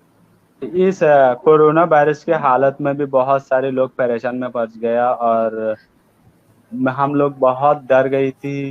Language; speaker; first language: Hindi; non-native, learner; Rohingya